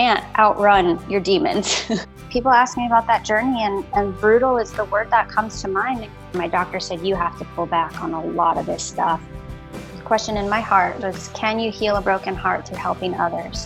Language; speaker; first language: English; native; English